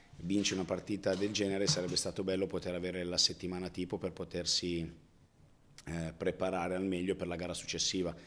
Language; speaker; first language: Italian; native; Italian